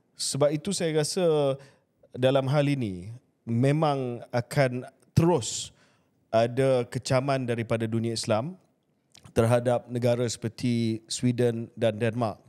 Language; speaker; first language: Malay; native; Malay